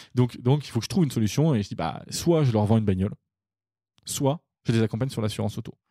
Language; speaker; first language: French; native; French